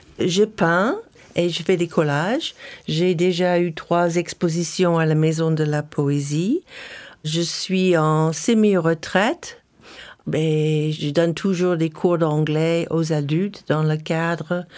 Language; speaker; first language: French; non-native, fluent; English